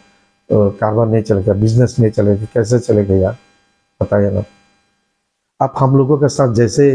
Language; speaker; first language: Hindi; non-native, learner; Bangla